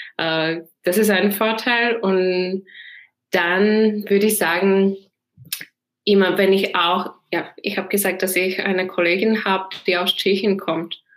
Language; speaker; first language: German; non-native, fluent; Czech